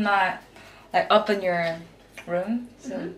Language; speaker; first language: English; non-native, learner; Korean